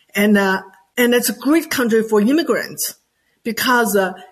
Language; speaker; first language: English; non-native, fluent; Chinese